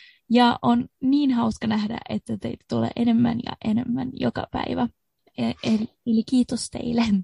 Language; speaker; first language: Finnish; non-native, fluent; Swedish